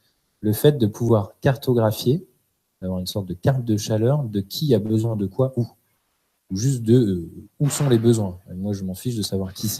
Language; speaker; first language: French; native; French